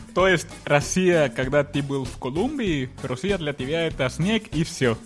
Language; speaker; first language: Russian; non-native, fluent; Spanish